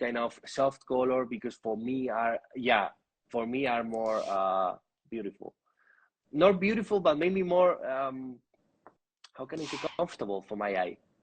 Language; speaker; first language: English; non-native, learner; Spanish